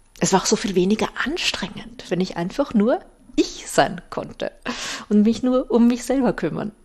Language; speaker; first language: German; native; German